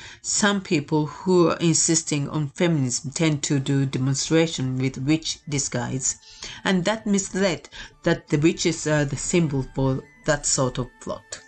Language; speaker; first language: English; non-native, fluent; Japanese